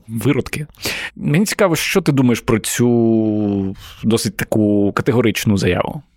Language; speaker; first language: Ukrainian; native; Ukrainian